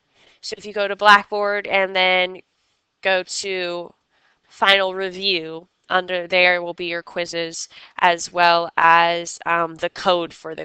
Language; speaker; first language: English; native; English